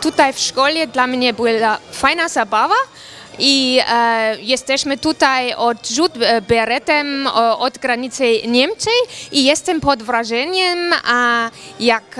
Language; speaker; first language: Polish; non-native, learner; German